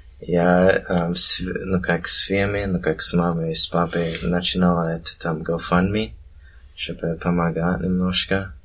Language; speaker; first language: Russian; early bilingual, heritage; Russian